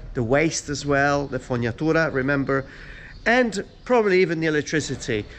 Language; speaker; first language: English; non-native, fluent; Italian